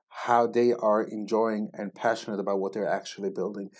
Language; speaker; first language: English; non-native, fluent; Swiss German